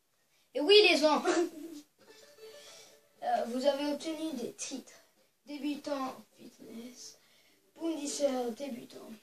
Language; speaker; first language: French; native; French